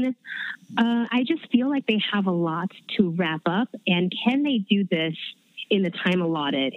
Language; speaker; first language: English; early bilingual, other home language; Chinese